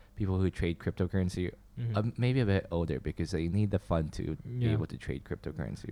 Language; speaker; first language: English; non-native, fluent; Chinese